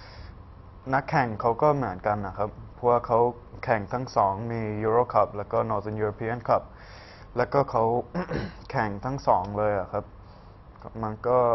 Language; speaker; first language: Thai; early bilingual, heritage; Thai